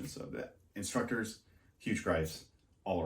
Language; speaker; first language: English; native; English